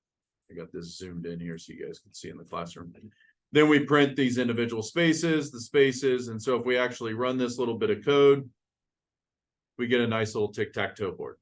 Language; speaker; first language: English; native; English